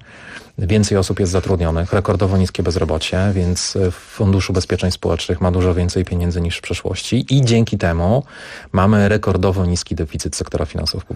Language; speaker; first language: Polish; native; Polish